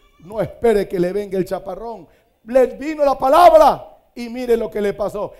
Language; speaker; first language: Spanish; native; Spanish